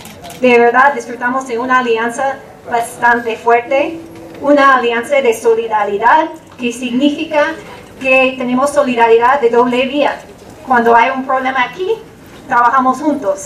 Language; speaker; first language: Spanish; non-native, fluent; English